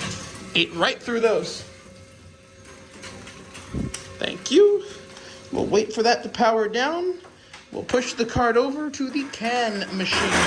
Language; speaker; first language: English; native; English